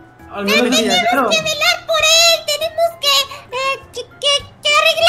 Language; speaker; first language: Spanish; native; Spanish